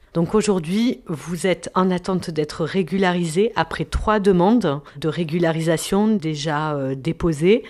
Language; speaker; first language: French; native; French